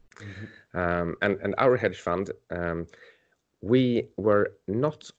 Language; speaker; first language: English; non-native, fluent; Swedish